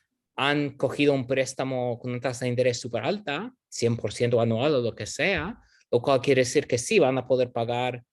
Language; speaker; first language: Spanish; non-native, fluent; English